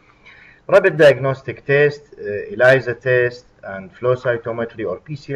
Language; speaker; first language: English; non-native, fluent; Arabic